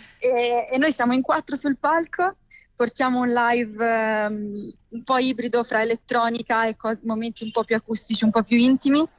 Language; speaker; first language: Italian; native; Italian